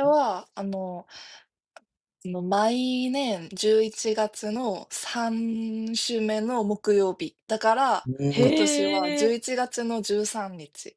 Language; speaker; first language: Japanese; non-native, fluent; Korean